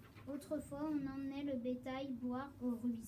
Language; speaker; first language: French; native; French